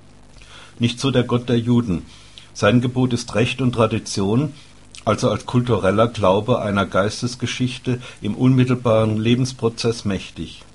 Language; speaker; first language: German; native; German